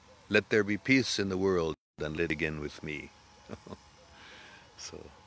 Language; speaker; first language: English; native; English